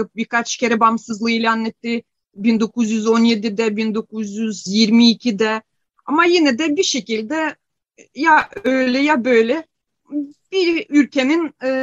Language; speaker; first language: Turkish; non-native, fluent; Ukrainian